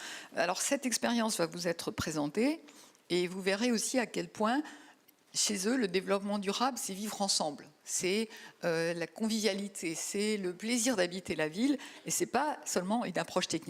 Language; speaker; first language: French; native; French